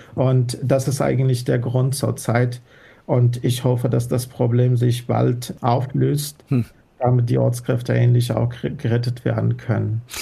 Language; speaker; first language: German; non-native, fluent; Persian